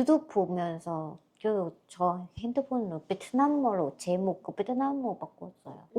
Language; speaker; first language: Korean; non-native, learner; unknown